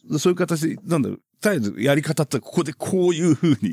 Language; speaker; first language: Japanese; native; Japanese